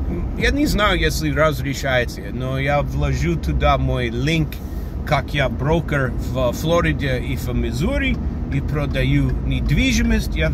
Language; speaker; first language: Russian; non-native, fluent; English